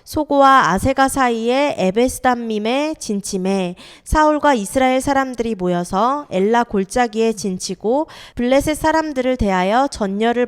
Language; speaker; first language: Korean; native; Korean